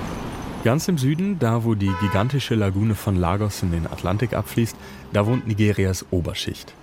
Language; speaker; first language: German; native; German